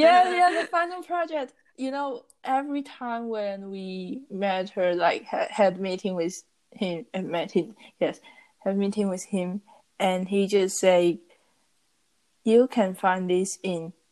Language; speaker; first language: English; non-native, learner; Chinese